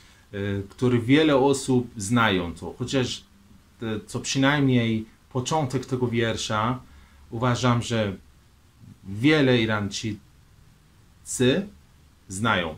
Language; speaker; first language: Polish; non-native, fluent; Persian